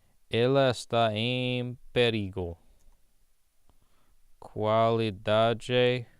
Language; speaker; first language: Portuguese; non-native, learner; English